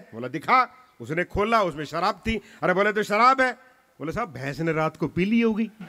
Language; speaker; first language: Hindi; non-native, local second language; Punjabi